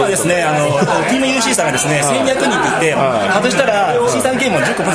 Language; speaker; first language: Japanese; native; Japanese